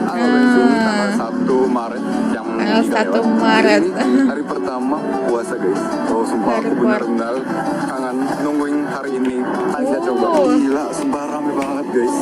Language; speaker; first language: Indonesian; non-native, fluent; Korean